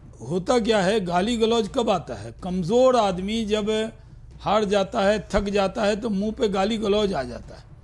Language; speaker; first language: Hindi; native; Hindi